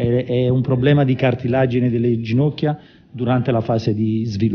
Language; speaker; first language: Italian; native; Italian